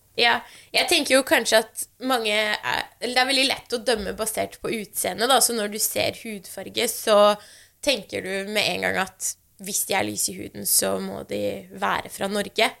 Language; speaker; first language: Norwegian; early bilingual, other home language; Persian